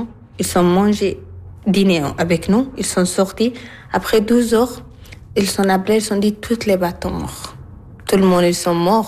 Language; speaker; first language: French; non-native, learner; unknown